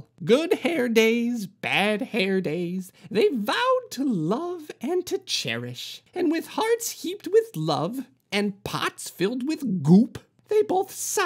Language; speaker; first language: English; native; English